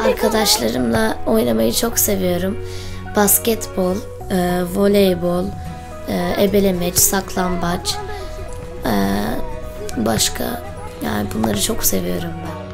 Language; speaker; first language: Turkish; early bilingual, other home language; Arabic